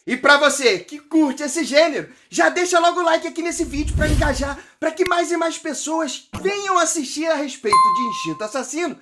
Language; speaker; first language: Portuguese; native; Portuguese